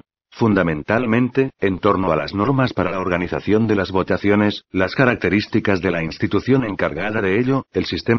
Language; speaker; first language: Spanish; native; Spanish